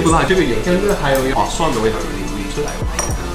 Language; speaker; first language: Chinese; non-native, fluent; English